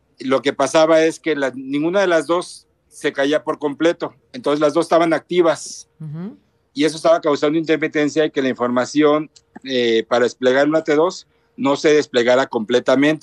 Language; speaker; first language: Spanish; native; Spanish